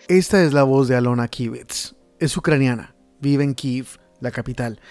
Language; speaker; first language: Spanish; native; Spanish